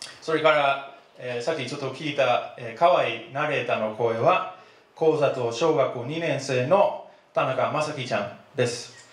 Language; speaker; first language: Japanese; non-native, fluent; Dutch